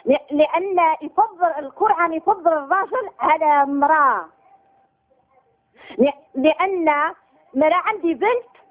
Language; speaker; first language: Arabic; early bilingual, heritage; Arabic